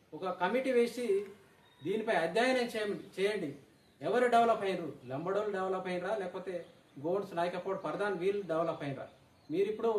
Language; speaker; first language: Telugu; non-native, local second language; Gondi